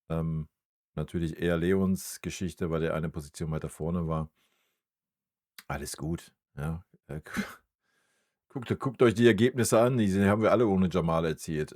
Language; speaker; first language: German; native; German